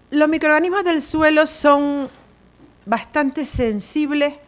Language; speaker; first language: Spanish; native; Spanish